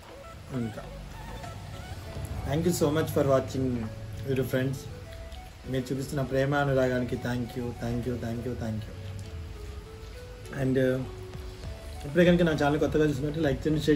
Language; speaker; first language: Telugu; native; Telugu